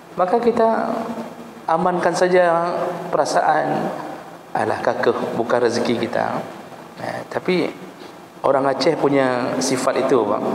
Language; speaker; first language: Malay; non-native, local second language; Achinese